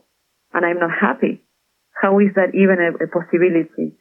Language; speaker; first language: English; non-native, fluent; Spanish